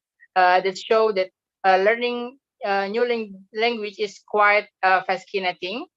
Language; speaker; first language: English; non-native, learner; Indonesian